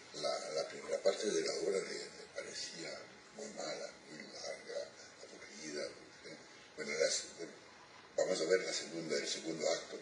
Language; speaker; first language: Spanish; non-native, fluent; French